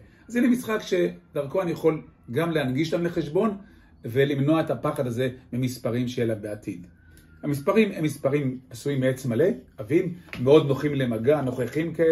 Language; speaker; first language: Hebrew; native; Hebrew